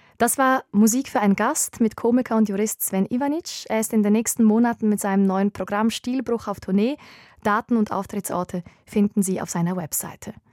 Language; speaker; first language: German; native; German